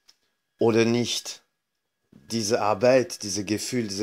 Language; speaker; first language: German; non-native, fluent; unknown